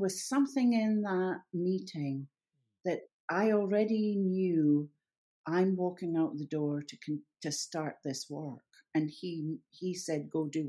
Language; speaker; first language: English; native; English